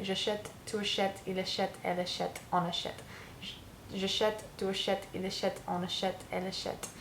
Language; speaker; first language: French; non-native, learner; English